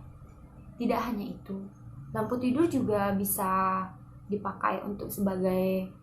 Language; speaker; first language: Indonesian; native; Indonesian